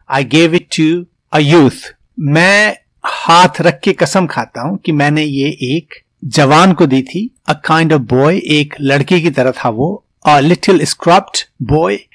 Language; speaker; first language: Hindi; native; Hindi